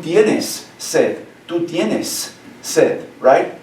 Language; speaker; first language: Spanish; non-native, fluent; English